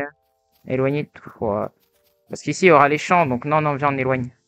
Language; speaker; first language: French; native; French